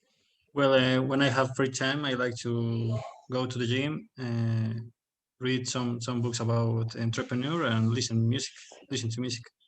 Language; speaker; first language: English; non-native, learner; Spanish